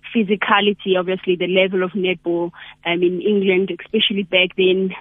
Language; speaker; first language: English; non-native, local second language; Zulu